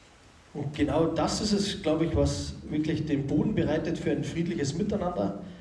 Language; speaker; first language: German; native; German